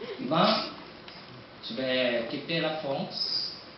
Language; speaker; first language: French; non-native, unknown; Korean